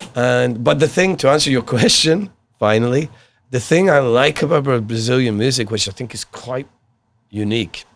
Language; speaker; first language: English; native; English